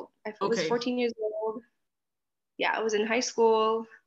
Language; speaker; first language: English; non-native, local second language; Filipino